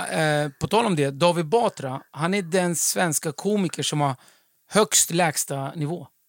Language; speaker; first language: Swedish; early bilingual, other home language; Kurdish